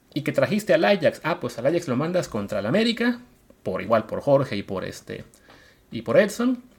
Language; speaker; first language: Spanish; native; Spanish